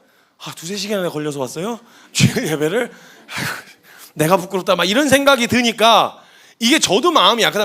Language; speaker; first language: Korean; native; Korean